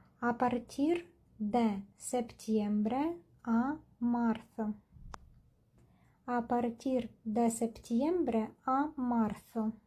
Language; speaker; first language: Spanish; non-native, fluent; Ukrainian